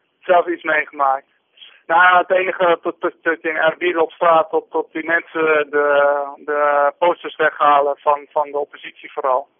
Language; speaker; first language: Dutch; native; Dutch